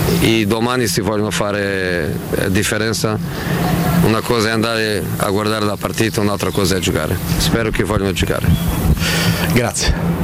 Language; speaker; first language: Italian; non-native, fluent; Portuguese